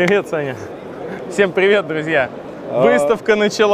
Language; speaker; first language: Russian; native; Russian